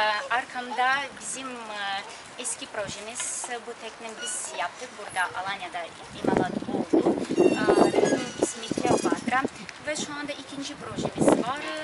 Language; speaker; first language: Turkish; non-native, fluent; Russian